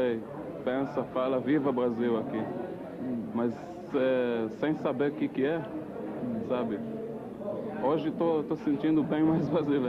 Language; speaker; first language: Portuguese; early bilingual, heritage; Portuguese